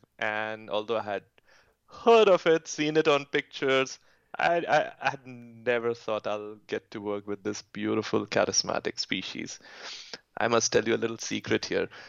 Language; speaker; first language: English; non-native, local second language; Hindi